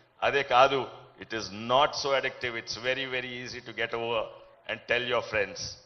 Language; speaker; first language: English; non-native, local second language; Telugu